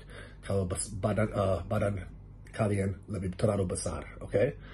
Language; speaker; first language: Indonesian; non-native, learner; English